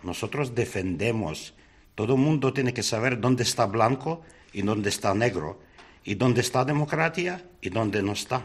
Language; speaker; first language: Spanish; non-native, learner; Ukrainian